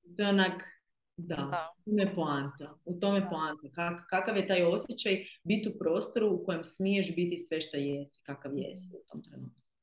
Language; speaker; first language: Croatian; native; Croatian